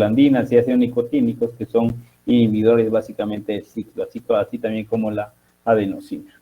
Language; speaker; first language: Spanish; native; Spanish